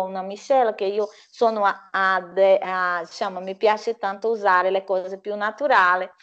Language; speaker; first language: Italian; non-native, fluent; Portuguese